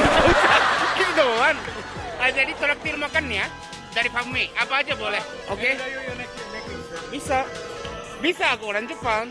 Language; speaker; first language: Indonesian; early bilingual, other home language; Japanese